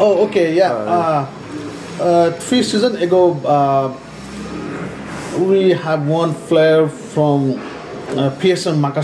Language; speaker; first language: English; non-native, learner; Nepali